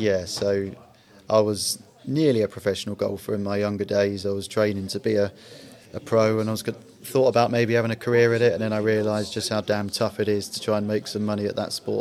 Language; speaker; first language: English; native; English